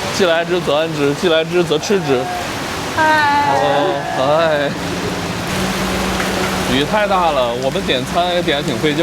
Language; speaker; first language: Chinese; native; Chinese